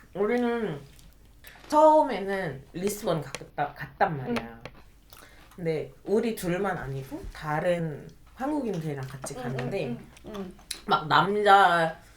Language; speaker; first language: Korean; non-native, fluent; Indonesian